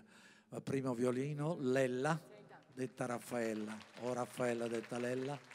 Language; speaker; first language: Italian; native; Italian